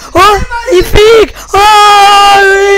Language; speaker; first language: French; native; French